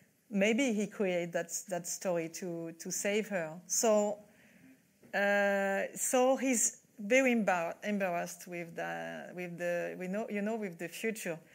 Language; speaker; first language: English; non-native, fluent; French